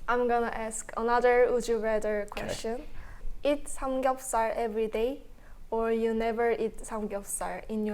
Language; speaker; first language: English; non-native, fluent; Korean